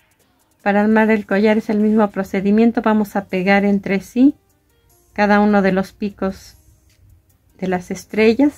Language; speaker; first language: Spanish; native; Spanish